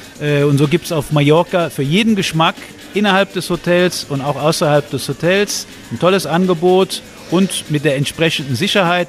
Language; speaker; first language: German; native; German